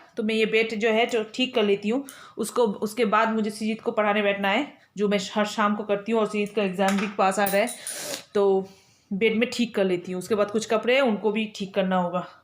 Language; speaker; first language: Hindi; non-native, local second language; Bangla